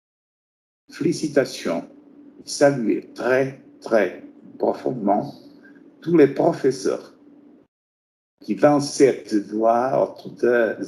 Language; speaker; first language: French; non-native, fluent; Portuguese